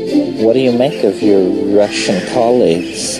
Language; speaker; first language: English; native; English